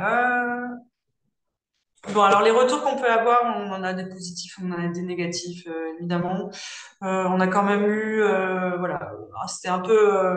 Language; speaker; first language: French; native; French